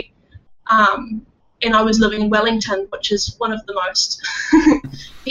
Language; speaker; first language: English; native; English